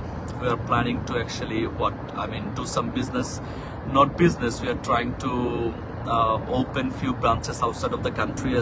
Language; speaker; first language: English; non-native, fluent; Bangla